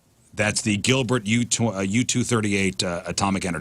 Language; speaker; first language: English; native; English